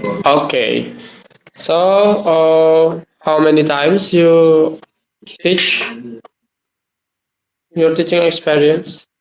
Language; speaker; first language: English; non-native, learner; Indonesian